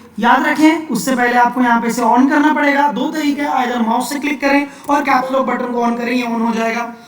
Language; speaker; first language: Hindi; non-native, local second language; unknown